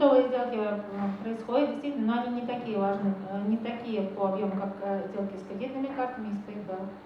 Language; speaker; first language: Russian; native; Russian